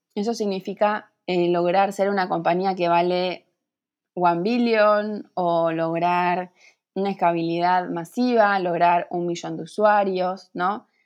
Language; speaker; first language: Spanish; native; Spanish